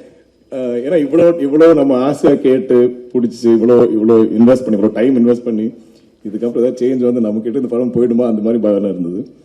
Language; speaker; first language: Tamil; non-native, local second language; Malayalam